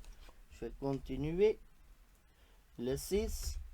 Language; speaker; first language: French; non-native, local second language; Dutch